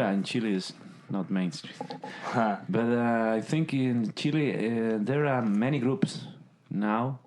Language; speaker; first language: English; non-native, learner; Spanish